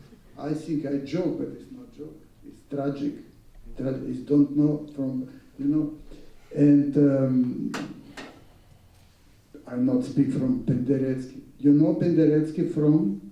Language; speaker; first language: English; non-native, learner; Russian